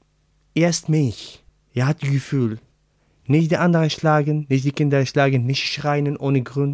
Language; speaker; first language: German; non-native, learner; Arabic